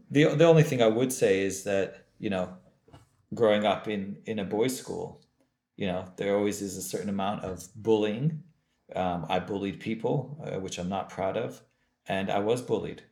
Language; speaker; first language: English; native; English